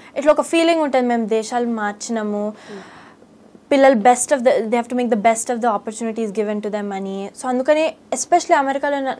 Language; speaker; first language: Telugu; early bilingual, heritage; Telugu